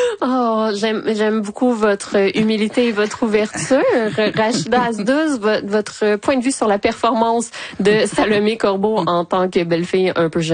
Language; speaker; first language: French; native; French